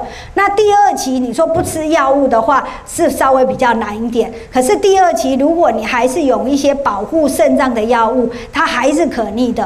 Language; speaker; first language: Chinese; native; Chinese